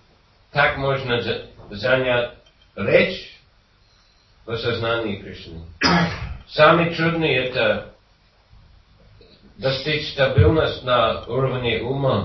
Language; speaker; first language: Russian; non-native, fluent; English